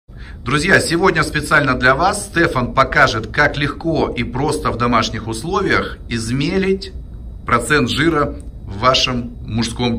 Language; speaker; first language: Russian; native; Russian